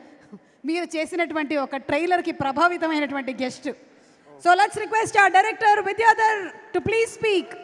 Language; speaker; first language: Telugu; native; Telugu